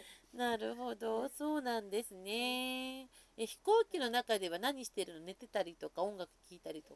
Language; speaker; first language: Japanese; native; Japanese